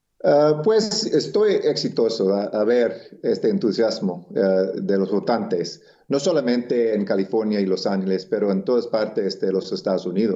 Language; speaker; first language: Spanish; non-native, local second language; English